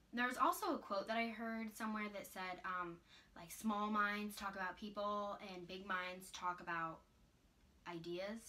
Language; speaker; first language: English; native; English